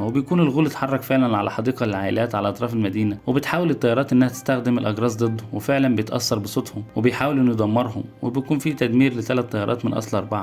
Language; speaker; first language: Arabic; native; Arabic